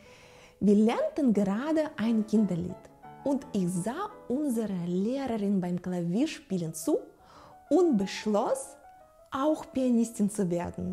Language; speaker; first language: German; non-native, fluent; Russian